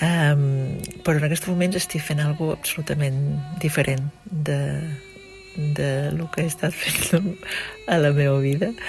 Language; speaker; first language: Catalan; native; Catalan